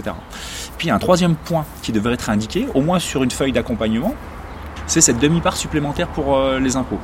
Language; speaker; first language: French; native; French